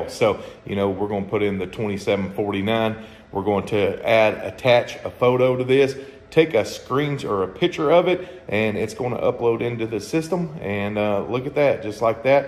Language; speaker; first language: English; native; English